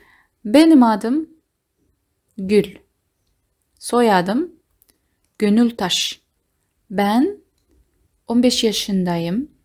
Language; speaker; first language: Turkish; non-native, fluent; Kazakh